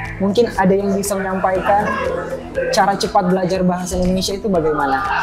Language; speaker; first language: Indonesian; native; Indonesian